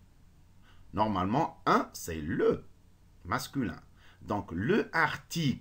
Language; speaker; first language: French; non-native, local second language; Arabic